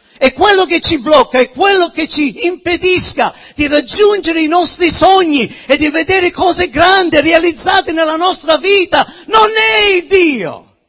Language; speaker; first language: Italian; early bilingual, heritage; Italian